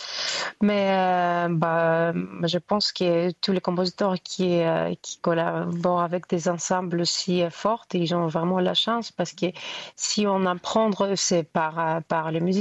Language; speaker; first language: French; non-native, fluent; Greek